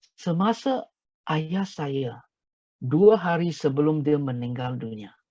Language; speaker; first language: Malay; non-native, local second language; Chinese